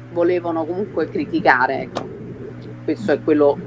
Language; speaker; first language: Italian; early bilingual, heritage; Italian